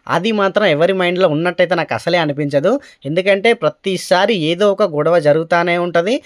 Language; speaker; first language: Telugu; native; Telugu